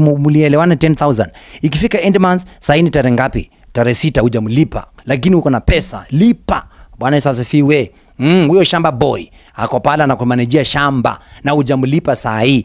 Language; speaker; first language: Swahili; non-native, local second language; Luyia